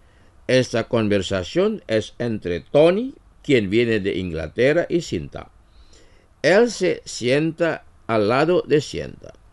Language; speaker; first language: Spanish; non-native, fluent; Indonesian